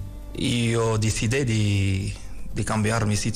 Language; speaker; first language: Spanish; non-native, learner; Arabic